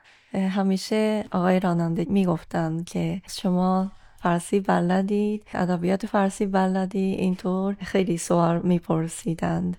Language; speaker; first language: Persian; non-native, fluent; Japanese